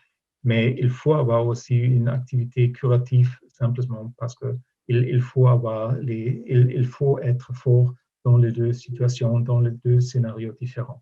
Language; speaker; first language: French; non-native, fluent; German